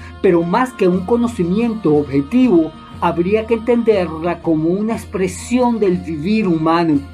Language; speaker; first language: Spanish; native; Spanish